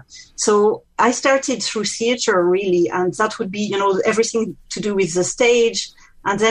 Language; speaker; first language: English; non-native, fluent; French